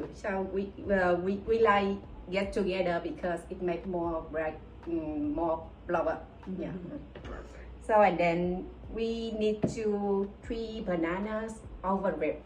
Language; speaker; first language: English; non-native, learner; Vietnamese